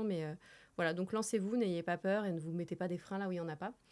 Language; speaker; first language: French; native; French